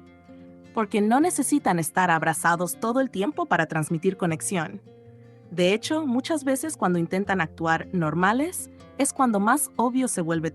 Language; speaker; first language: Spanish; native; Spanish